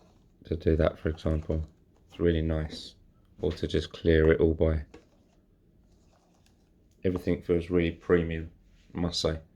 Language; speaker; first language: English; native; English